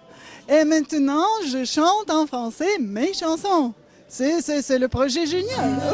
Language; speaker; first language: French; non-native, learner; Russian